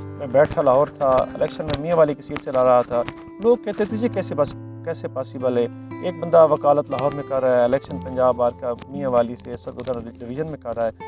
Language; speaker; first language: Urdu; non-native, local second language; Punjabi